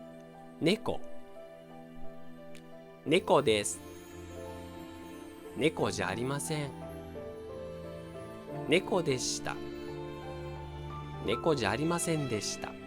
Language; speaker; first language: Japanese; non-native, fluent; Portuguese